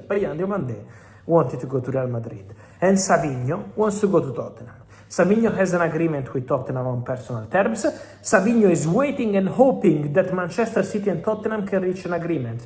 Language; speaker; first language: English; non-native, fluent; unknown